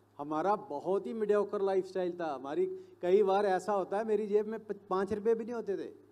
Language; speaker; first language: Hindi; non-native, local second language; Punjabi